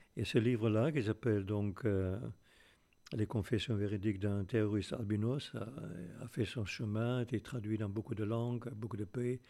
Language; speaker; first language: French; non-native, fluent; Afrikaans